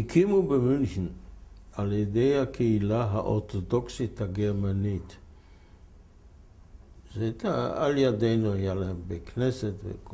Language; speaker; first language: Hebrew; non-native, fluent; German